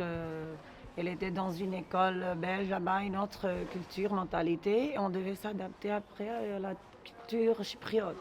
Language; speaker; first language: French; non-native, local second language; Greek